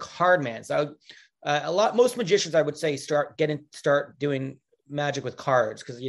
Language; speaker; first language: English; native; English